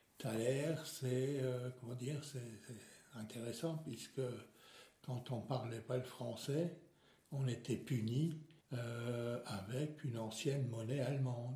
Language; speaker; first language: French; non-native, local second language; Swiss German